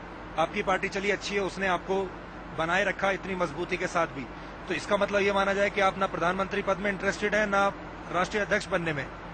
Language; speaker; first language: Hindi; native; Hindi